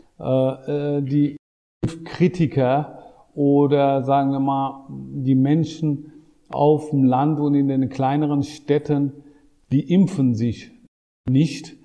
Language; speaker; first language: German; non-native, fluent; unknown